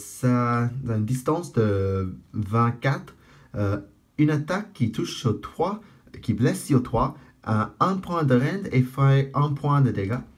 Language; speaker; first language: French; non-native, fluent; English